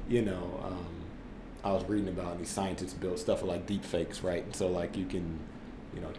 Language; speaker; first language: English; native; English